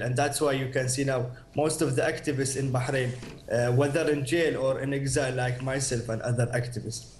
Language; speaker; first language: English; non-native, fluent; Arabic